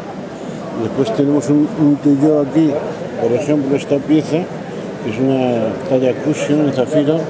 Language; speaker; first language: Spanish; native; Spanish